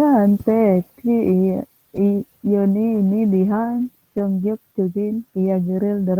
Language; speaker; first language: Korean; non-native, learner; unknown